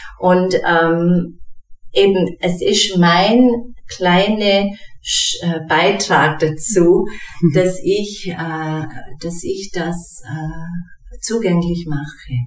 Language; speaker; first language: German; non-native, fluent; English